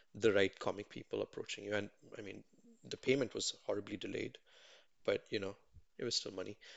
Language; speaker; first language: English; non-native, local second language; Tamil